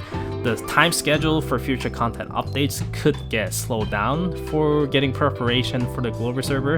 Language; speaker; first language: English; non-native, fluent; Korean